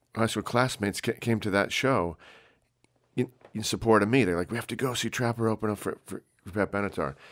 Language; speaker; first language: English; native; English